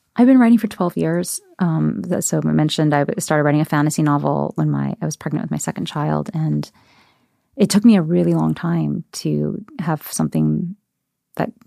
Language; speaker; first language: English; native; English